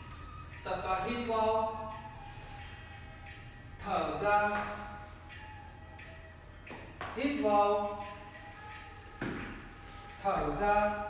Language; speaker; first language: Vietnamese; non-native, learner; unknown